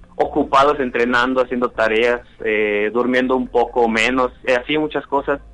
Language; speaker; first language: Spanish; native; Spanish